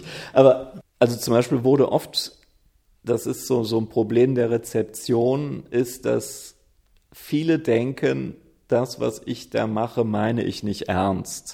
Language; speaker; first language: German; native; German